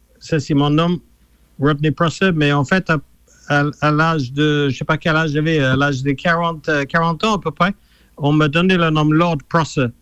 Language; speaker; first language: French; non-native, fluent; English